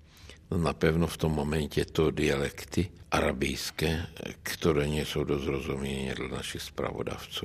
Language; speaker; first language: Polish; non-native, learner; Czech